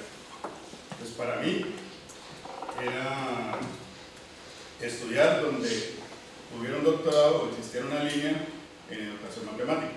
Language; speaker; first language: Spanish; native; Spanish